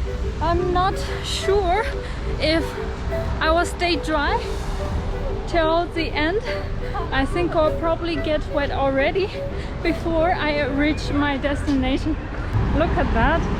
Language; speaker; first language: English; non-native, fluent; Chinese